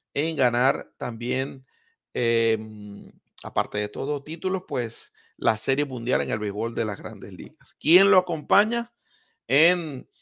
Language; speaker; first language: Spanish; native; Spanish